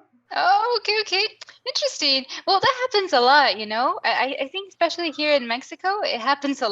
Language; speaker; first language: English; non-native, fluent; Spanish